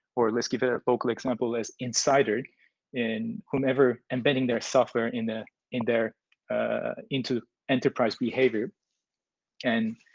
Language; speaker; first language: English; non-native, fluent; Turkish